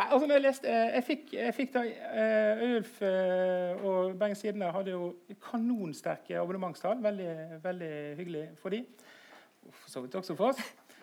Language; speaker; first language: Norwegian; native; Norwegian